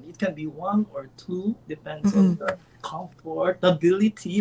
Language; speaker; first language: English; non-native, local second language; Filipino